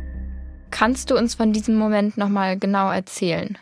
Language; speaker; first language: German; native; German